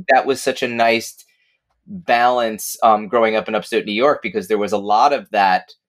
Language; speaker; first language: English; native; English